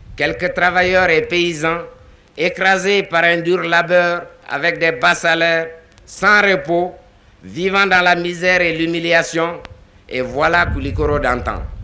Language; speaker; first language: French; non-native, local second language; Bambara